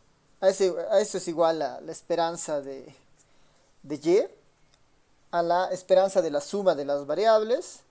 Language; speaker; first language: Spanish; native; Spanish